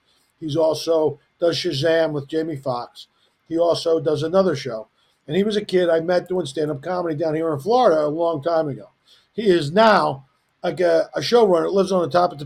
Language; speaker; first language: English; native; English